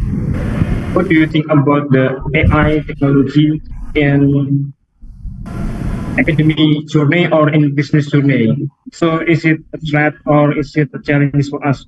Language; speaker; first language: English; non-native, learner; Indonesian